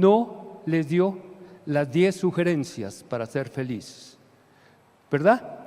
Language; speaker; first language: Spanish; native; Spanish